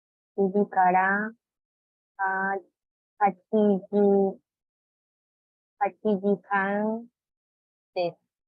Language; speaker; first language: Japanese; non-native, learner; Spanish